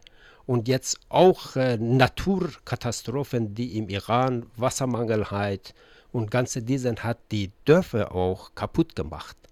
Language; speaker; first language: German; non-native, learner; Persian